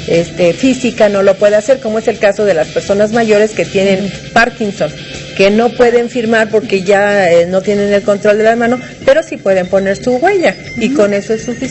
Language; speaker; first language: Spanish; native; Spanish